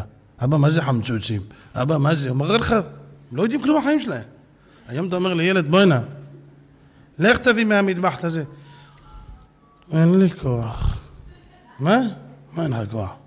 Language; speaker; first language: Hebrew; native; Hebrew